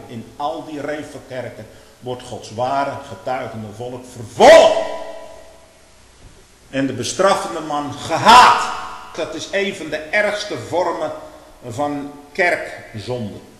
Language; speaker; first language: Dutch; native; Dutch